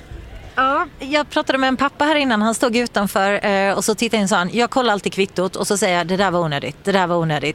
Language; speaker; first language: Swedish; native; Swedish